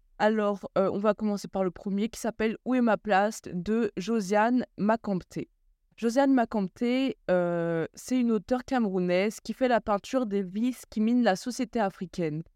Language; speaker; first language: French; early bilingual, other home language; Bambara